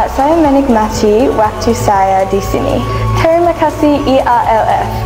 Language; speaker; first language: Malay; non-native, learner; Korean